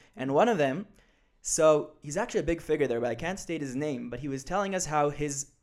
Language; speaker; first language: English; early bilingual, other home language; Hebrew